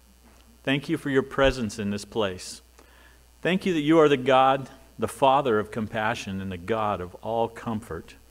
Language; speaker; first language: English; native; English